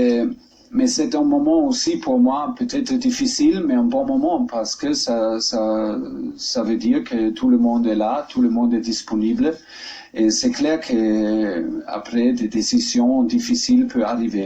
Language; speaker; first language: French; non-native, learner; German